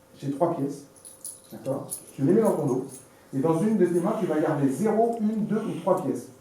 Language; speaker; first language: French; native; French